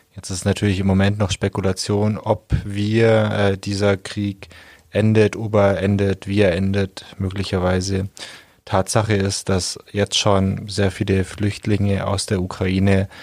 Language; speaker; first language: German; native; German